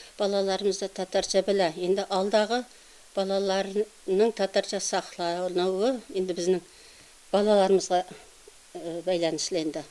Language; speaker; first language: Tatar; early bilingual, heritage; Tatar